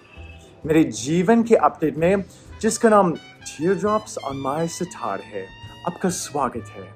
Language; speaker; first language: Hindi; non-native, fluent; English